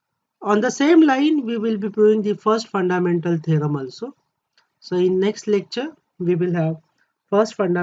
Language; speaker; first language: English; non-native, local second language; Marathi